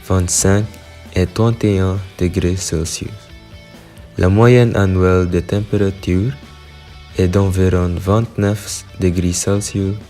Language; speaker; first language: French; non-native, learner; Filipino